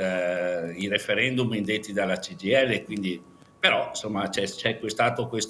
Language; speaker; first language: Italian; native; Italian